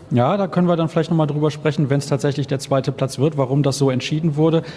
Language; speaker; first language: German; native; German